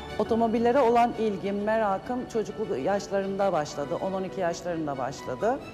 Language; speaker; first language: Turkish; native; Turkish